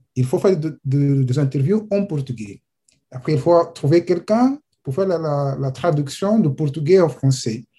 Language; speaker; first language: French; non-native, fluent; Portuguese